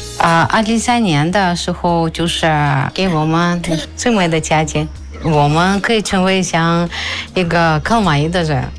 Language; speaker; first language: Chinese; non-native, fluent; Russian